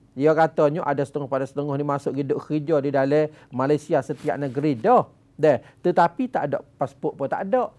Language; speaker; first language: Malay; native; Malay